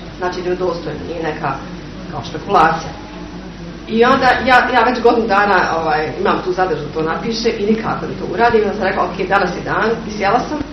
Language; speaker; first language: Serbian; native; Serbian